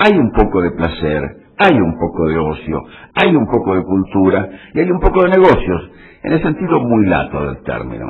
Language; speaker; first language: Spanish; native; Spanish